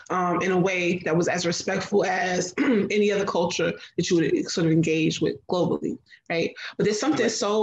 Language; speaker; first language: English; native; English